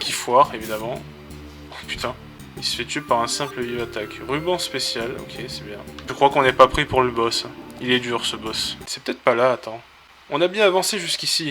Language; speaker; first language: French; native; French